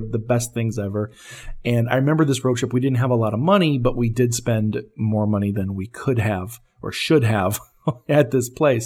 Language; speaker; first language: English; native; English